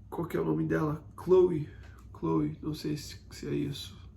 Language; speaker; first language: Portuguese; non-native, fluent; English